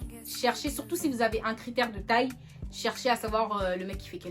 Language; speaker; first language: French; native; French